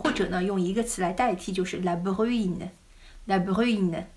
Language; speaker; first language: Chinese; native; Chinese